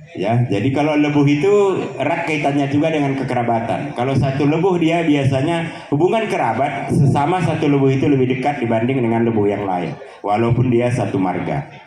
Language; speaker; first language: Indonesian; non-native, local second language; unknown